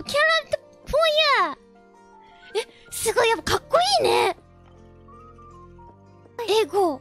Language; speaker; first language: Japanese; native; Japanese